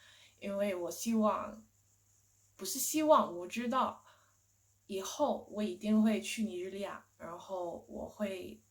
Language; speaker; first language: Chinese; non-native, fluent; English